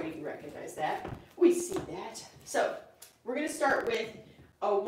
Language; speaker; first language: English; native; English